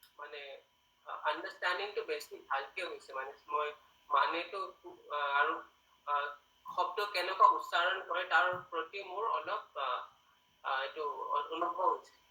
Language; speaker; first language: Assamese; non-native, learner; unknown